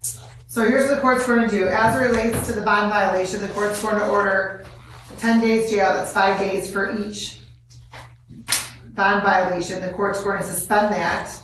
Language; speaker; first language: English; native; English